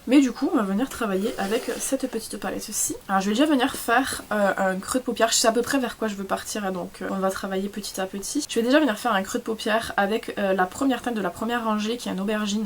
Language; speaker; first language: French; native; French